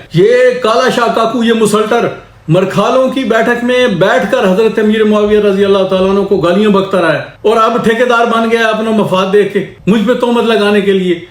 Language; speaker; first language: Urdu; non-native, local second language; Punjabi